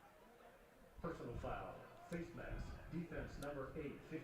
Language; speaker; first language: English; native; English